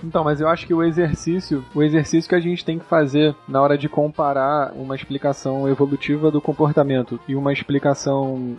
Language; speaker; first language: Portuguese; native; Portuguese